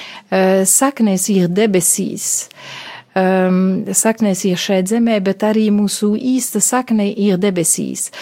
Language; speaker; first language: Latvian; non-native, fluent; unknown